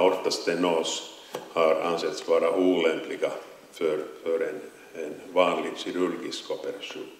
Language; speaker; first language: Swedish; non-native, local second language; Finnish